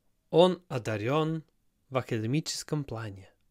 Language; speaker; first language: Russian; non-native, fluent; English